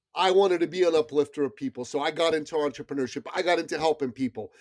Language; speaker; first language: English; early bilingual, other home language; Persian